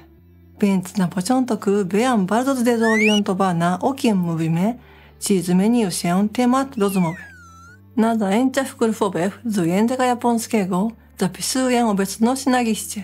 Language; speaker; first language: Polish; non-native, fluent; Japanese